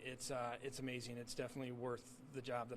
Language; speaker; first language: English; native; English